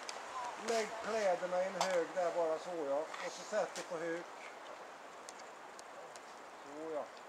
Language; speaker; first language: Swedish; native; Swedish